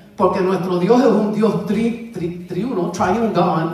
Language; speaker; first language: Spanish; native; Spanish